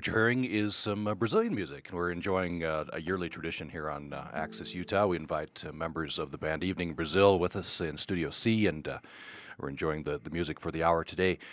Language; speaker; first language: English; native; English